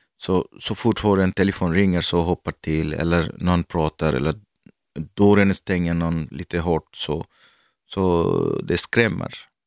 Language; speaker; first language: Swedish; non-native, learner; Arabic